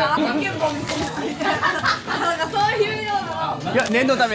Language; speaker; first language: Japanese; native; Japanese